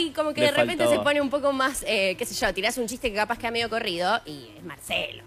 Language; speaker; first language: Spanish; native; Spanish